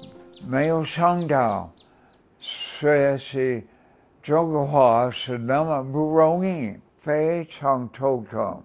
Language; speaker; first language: Chinese; non-native, fluent; English